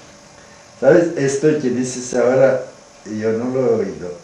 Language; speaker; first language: Spanish; non-native, learner; Romanian